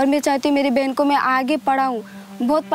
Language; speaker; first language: Hindi; native; Hindi